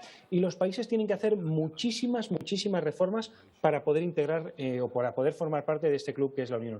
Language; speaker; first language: Spanish; native; Spanish